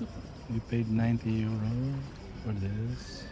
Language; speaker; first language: English; non-native, local second language; Filipino